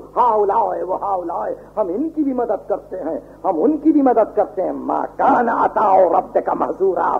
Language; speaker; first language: Urdu; native; Urdu